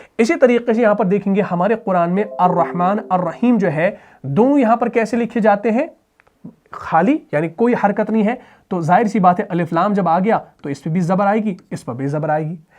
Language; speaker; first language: Urdu; native; Urdu